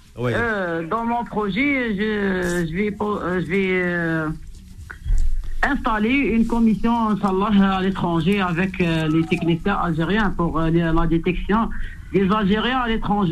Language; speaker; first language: French; non-native, local second language; Arabic